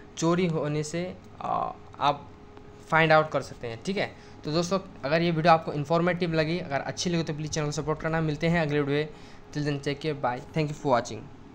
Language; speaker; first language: Hindi; native; Hindi